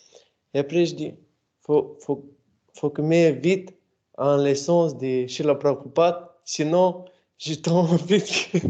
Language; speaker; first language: French; non-native, learner; Russian